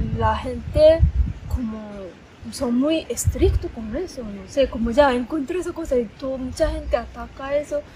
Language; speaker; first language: Spanish; non-native, learner; Japanese